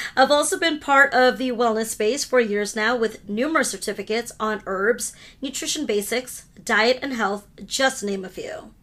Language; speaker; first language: English; early bilingual, other home language; Hindi